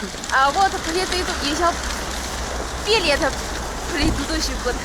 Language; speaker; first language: Russian; non-native, learner; Chinese